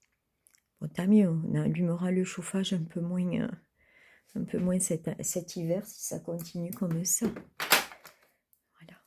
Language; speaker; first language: French; native; French